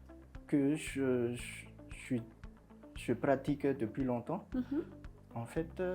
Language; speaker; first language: French; non-native, local second language; Malagasy